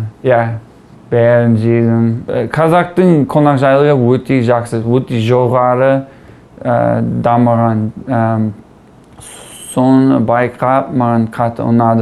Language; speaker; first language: Kazakh; non-native, learner; English